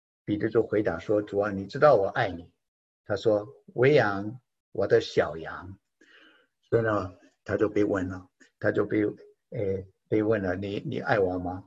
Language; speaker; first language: Chinese; non-native, fluent; English